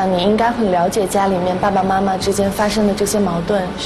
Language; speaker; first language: Chinese; native; Chinese